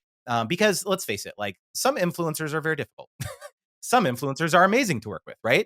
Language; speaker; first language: English; native; English